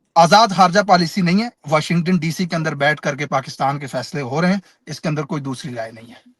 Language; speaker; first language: Urdu; non-native, local second language; Pashto